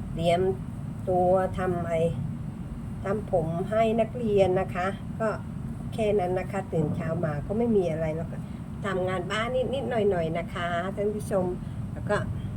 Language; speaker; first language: Thai; non-native, local second language; Northern Khmer